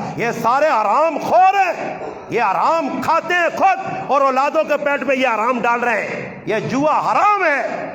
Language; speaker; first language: Urdu; non-native, local second language; Punjabi